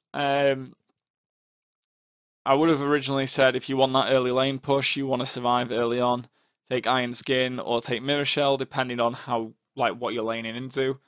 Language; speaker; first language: English; native; English